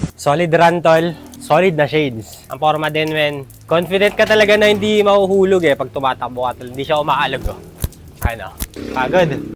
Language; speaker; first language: Filipino; non-native, local second language; Iloko